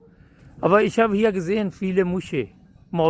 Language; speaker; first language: German; non-native, learner; Urdu